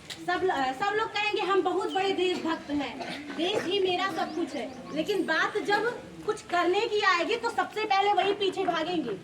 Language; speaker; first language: Hindi; native; Hindi